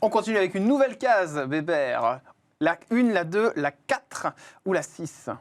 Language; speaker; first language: French; native; French